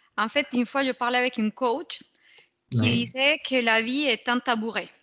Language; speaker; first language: French; non-native, fluent; Spanish